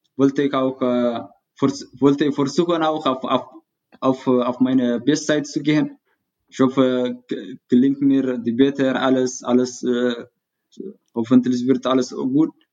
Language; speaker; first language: German; non-native, learner; Tigrinya